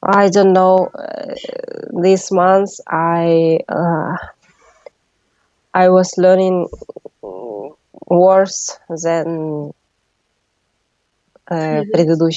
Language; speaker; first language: English; non-native, learner; Russian